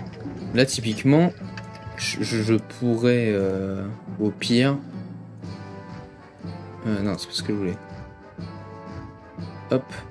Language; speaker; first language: French; native; French